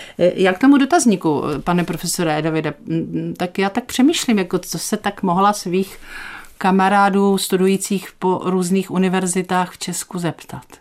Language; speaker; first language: Czech; native; Czech